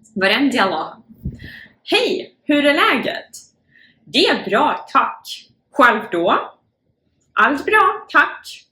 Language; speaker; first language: Swedish; non-native, fluent; Ukrainian